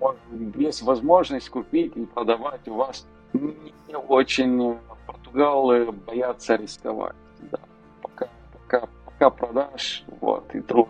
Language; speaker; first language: Russian; non-native, local second language; Romanian